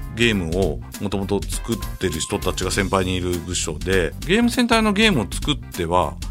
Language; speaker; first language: Japanese; native; Japanese